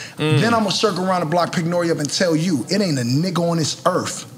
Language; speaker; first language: English; native; English